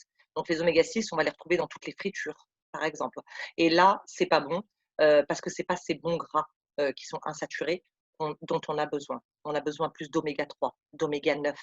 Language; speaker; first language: French; native; French